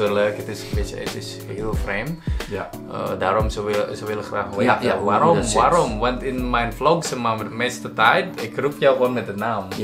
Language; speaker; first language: Dutch; non-native, learner; Indonesian